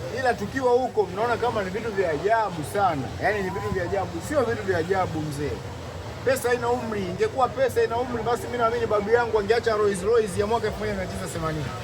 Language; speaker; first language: Swahili; native; Swahili